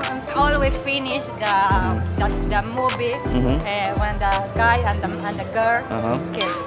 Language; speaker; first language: English; non-native, learner; Spanish